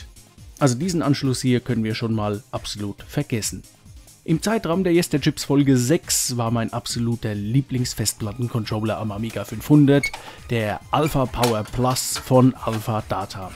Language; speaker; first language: German; native; German